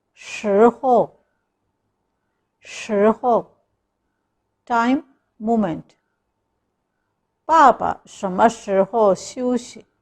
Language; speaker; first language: Chinese; non-native, fluent; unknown